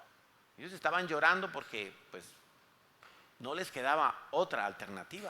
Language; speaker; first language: Spanish; native; Spanish